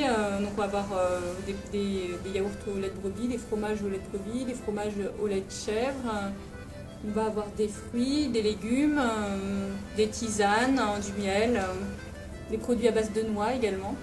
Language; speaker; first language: French; native; French